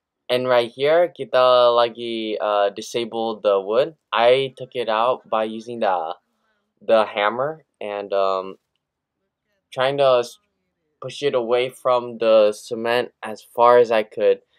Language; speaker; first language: English; early bilingual, other home language; Indonesian